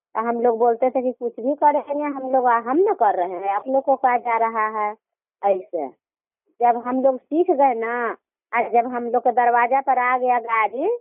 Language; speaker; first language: Hindi; native; Hindi